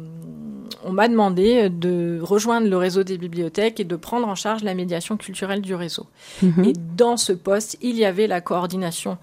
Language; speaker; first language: French; native; French